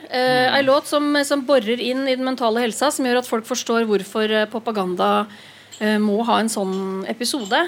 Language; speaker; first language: Norwegian; native; Norwegian